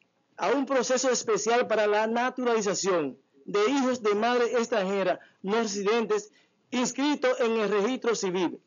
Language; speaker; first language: Spanish; native; Spanish